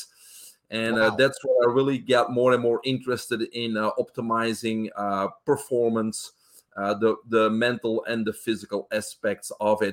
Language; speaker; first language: English; non-native, fluent; Dutch